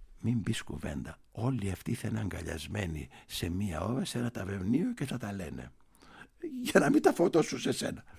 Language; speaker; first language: Greek; early bilingual, heritage; Greek